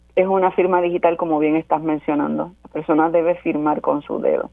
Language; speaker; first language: Spanish; native; Spanish